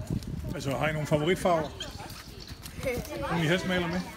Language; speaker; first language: Danish; native; Danish